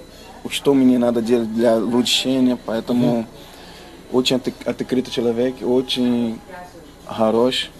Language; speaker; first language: Russian; non-native, learner; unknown